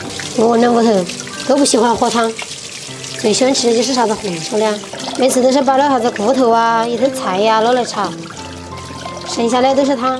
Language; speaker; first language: Chinese; native; Chinese